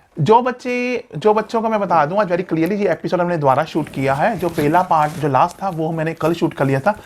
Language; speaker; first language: Hindi; non-native, local second language; Punjabi